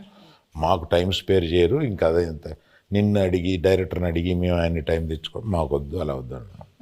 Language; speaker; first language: Telugu; native; Telugu